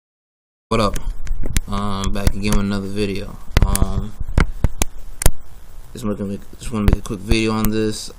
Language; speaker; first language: English; native; English